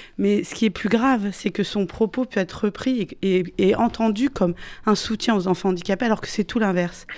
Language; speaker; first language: French; native; French